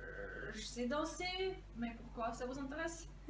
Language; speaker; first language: French; non-native, fluent; Russian